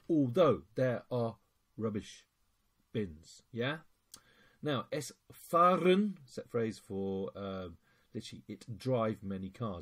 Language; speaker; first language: English; native; English